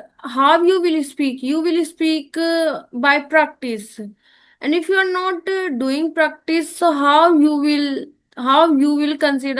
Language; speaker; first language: English; non-native, learner; Hindi